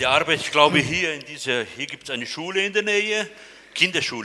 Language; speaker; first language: German; non-native, fluent; Portuguese